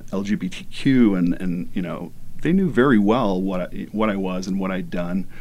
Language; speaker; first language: English; native; English